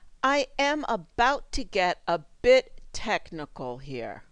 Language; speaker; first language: English; native; English